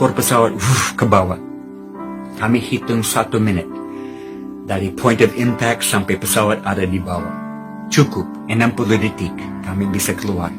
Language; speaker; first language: Indonesian; non-native, fluent; English